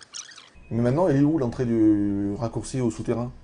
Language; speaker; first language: French; native; French